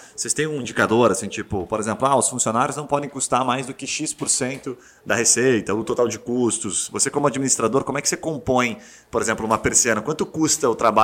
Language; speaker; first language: Portuguese; native; Portuguese